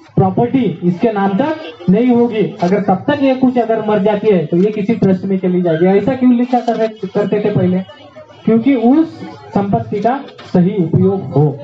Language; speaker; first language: Hindi; non-native, local second language; Marathi